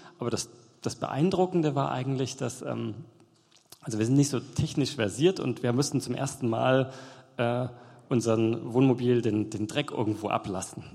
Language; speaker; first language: German; native; German